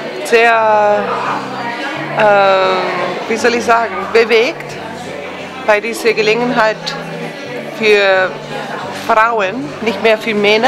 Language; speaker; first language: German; non-native, fluent; Spanish